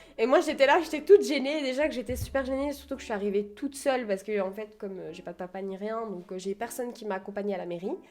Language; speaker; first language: French; early bilingual, other home language; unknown